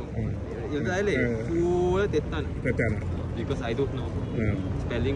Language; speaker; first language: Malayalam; non-native, learner; Chinese